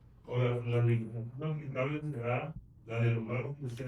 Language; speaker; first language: Spanish; native; Spanish